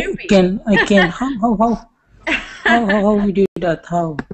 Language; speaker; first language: English; non-native, learner; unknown